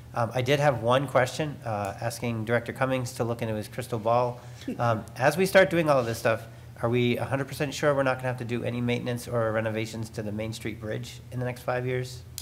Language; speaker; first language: English; native; English